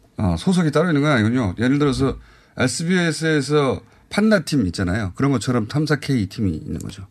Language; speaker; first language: Korean; native; Korean